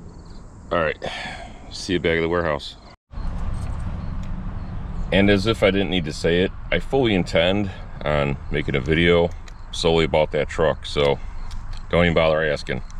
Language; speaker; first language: English; native; English